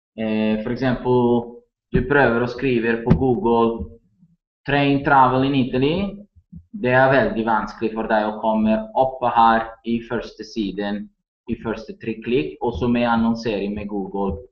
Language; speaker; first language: Norwegian; non-native, learner; Italian